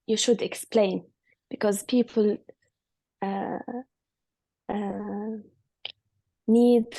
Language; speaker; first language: English; non-native, fluent; Arabic